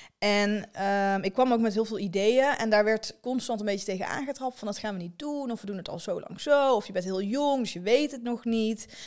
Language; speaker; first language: Dutch; native; Dutch